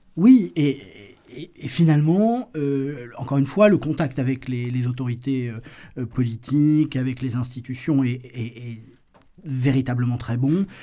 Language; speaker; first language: French; native; French